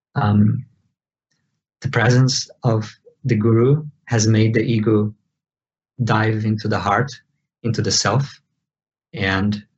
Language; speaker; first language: English; non-native, fluent; Portuguese